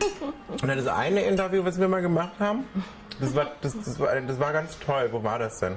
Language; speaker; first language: German; native; German